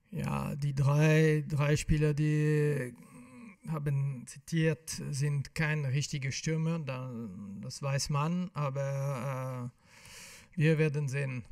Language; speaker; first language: German; non-native, fluent; French